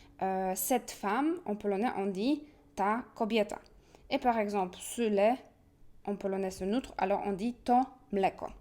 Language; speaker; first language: French; non-native, fluent; Polish